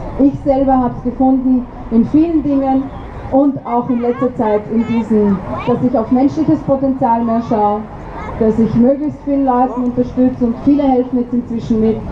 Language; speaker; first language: German; early bilingual, other home language; Arabic